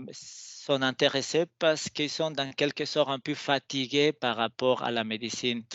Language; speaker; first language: French; non-native, fluent; Spanish